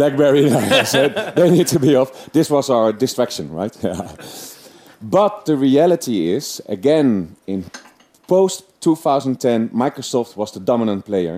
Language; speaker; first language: English; non-native, fluent; Dutch